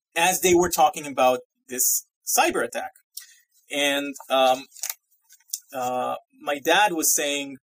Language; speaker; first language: English; non-native, fluent; Hebrew